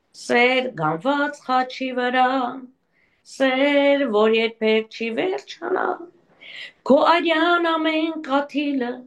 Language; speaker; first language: Armenian; native; Armenian